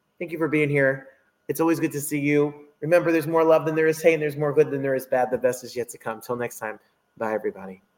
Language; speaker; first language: English; native; English